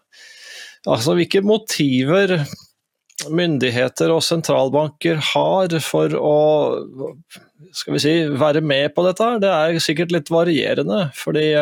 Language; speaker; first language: Norwegian; native; Norwegian